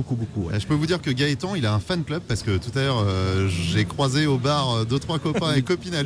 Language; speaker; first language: French; native; French